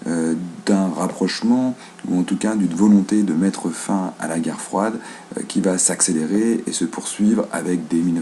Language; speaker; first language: French; native; French